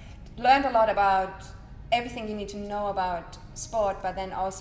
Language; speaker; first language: English; non-native, fluent; German